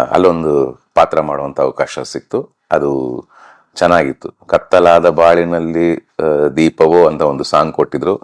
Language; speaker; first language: Kannada; native; Kannada